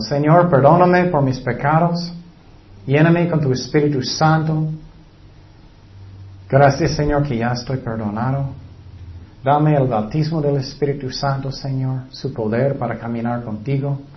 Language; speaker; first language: Spanish; non-native, fluent; English